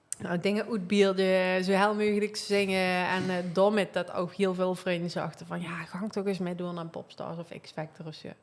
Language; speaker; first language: Dutch; native; Dutch